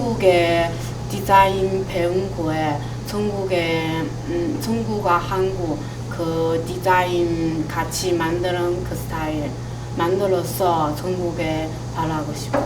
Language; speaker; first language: Korean; non-native, learner; Chinese